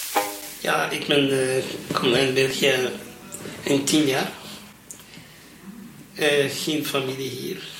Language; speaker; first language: Dutch; non-native, learner; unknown